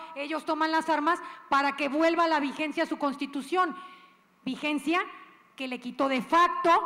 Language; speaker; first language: Spanish; native; Spanish